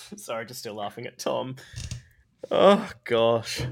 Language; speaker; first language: English; native; English